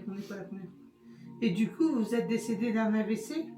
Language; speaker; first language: French; native; French